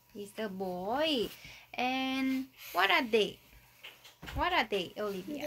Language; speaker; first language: English; non-native, learner; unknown